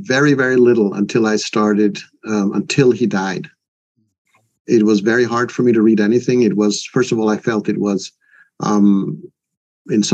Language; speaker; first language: English; non-native, fluent; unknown